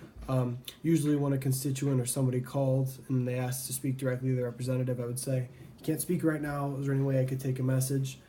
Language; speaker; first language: English; native; English